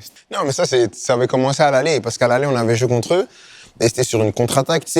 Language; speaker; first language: French; native; French